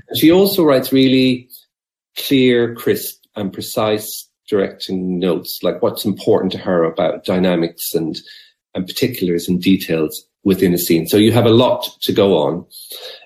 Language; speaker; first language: English; native; English